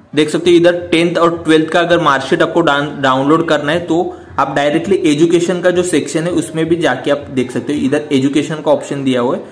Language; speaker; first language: Hindi; non-native, local second language; Marathi